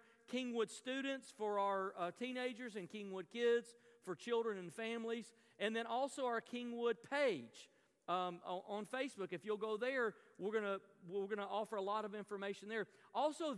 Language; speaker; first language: English; native; English